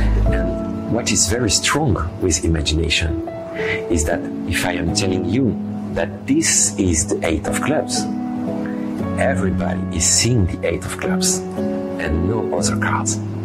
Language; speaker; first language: English; non-native, fluent; French